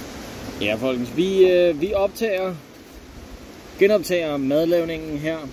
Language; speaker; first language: Danish; native; Danish